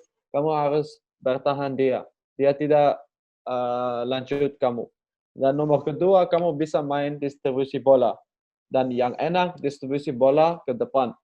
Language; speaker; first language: Indonesian; non-native, learner; Dutch